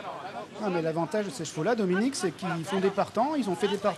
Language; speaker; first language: French; native; French